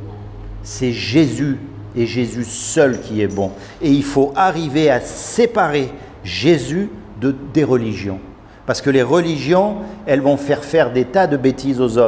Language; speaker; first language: French; native; French